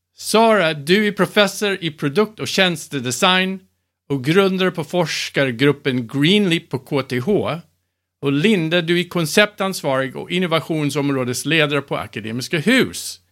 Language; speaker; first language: Swedish; non-native, fluent; English